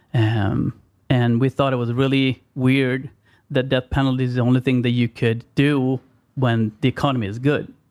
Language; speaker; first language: English; non-native, fluent; Swedish